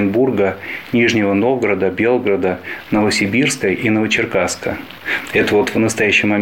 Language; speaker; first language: Russian; native; Russian